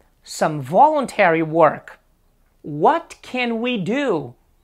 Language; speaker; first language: English; non-native, fluent; Portuguese